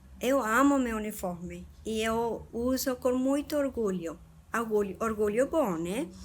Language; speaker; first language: Portuguese; non-native, fluent; Spanish